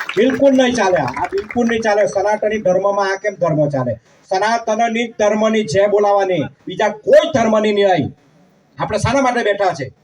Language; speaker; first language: Gujarati; non-native, local second language; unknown